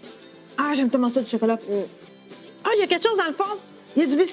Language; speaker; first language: French; native; French